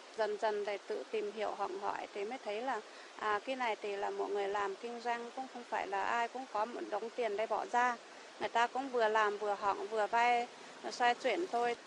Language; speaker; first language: Vietnamese; non-native, local second language; Iu Mien